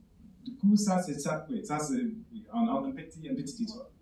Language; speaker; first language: French; non-native, fluent; English